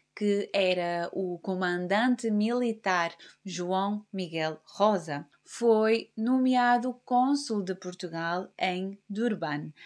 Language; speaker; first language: Portuguese; native; Portuguese